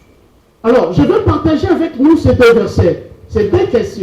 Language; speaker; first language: French; non-native, local second language; Lingala